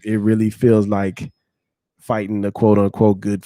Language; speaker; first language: English; native; English